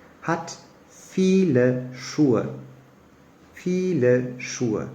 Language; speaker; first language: German; non-native, fluent; Turkish